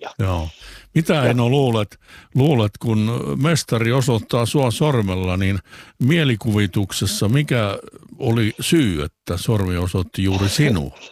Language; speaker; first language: Finnish; native; Finnish